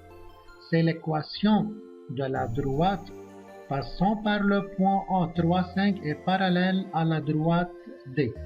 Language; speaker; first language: French; non-native, local second language; Arabic